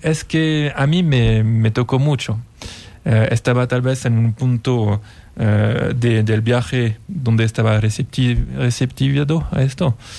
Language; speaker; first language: Spanish; non-native, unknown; French